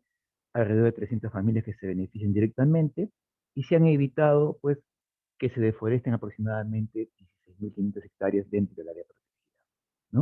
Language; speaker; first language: Spanish; native; Spanish